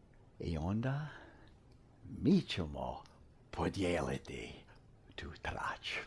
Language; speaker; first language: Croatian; early bilingual, heritage; English